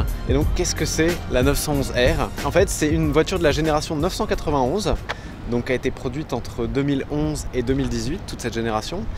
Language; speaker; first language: French; native; French